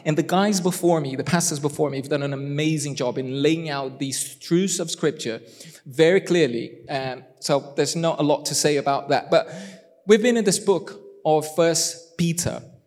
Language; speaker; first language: English; non-native, fluent; Portuguese